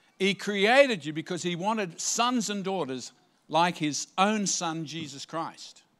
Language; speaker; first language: English; native; English